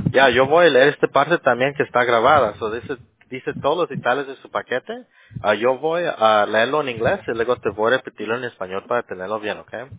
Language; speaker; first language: Spanish; early bilingual, heritage; Spanish